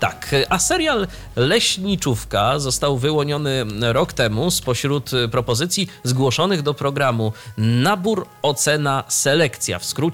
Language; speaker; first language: Polish; native; Polish